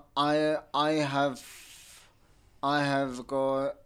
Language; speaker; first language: English; non-native, fluent; Turkish